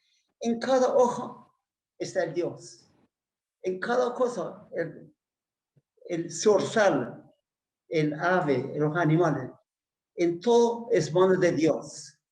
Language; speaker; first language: Spanish; non-native, fluent; Persian